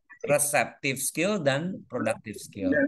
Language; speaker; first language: English; non-native, fluent; Indonesian